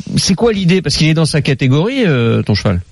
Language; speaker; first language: French; native; French